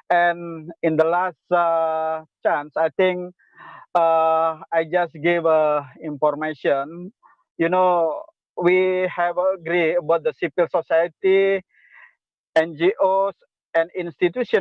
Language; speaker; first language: English; non-native, local second language; Indonesian